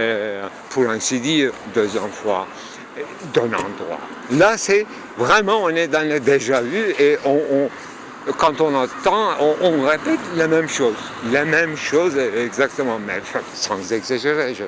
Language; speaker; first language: French; non-native, fluent; Turkish